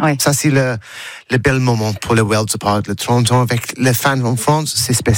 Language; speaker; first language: French; non-native, learner; English